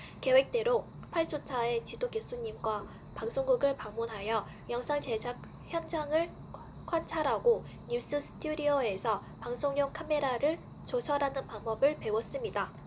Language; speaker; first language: Korean; non-native, fluent; Vietnamese